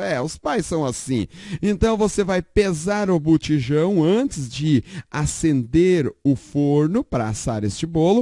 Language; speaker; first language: Portuguese; native; Portuguese